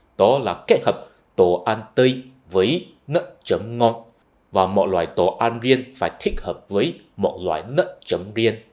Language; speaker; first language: Vietnamese; non-native, fluent; Chinese